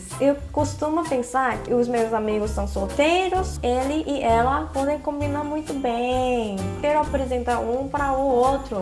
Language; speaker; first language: Portuguese; non-native, fluent; Korean